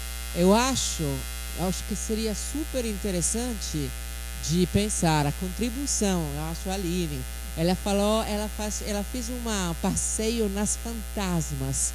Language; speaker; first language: Portuguese; non-native, fluent; French